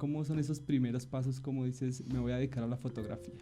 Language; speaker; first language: Spanish; native; Spanish